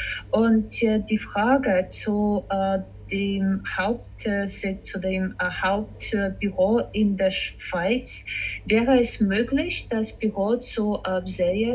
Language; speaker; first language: German; non-native, fluent; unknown